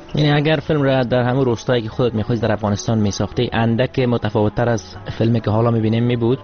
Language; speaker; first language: Persian; native; Persian